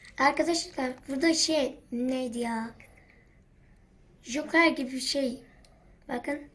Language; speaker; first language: Turkish; native; Turkish